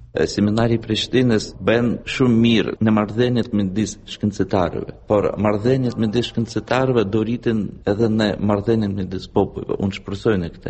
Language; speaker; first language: Albanian; non-native, fluent; Russian